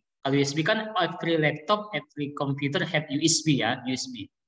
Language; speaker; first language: English; non-native, learner; Indonesian